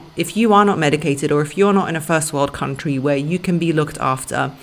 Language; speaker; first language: English; early bilingual, other home language; Russian